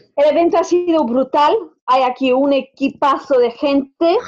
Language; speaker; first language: Spanish; non-native, fluent; Romanian